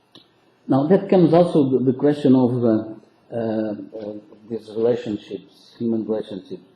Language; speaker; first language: English; non-native, local second language; Portuguese